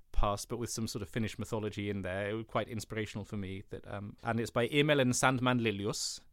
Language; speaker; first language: English; native; English